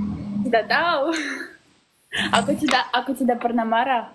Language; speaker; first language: Indonesian; non-native, learner; Russian